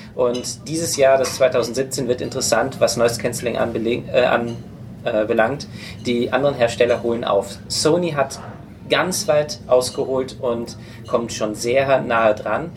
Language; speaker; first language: German; non-native, fluent; English